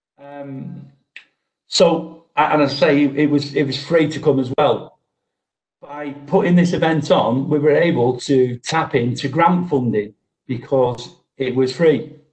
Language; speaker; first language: English; native; English